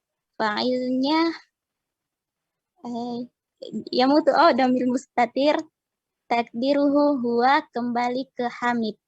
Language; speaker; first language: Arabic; non-native, learner; Indonesian